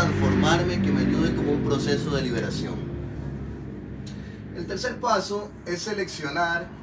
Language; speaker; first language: Spanish; native; Spanish